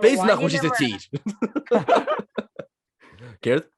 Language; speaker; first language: Irish; non-native, local second language; English